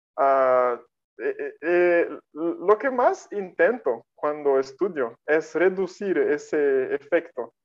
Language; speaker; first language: Spanish; non-native, fluent; Portuguese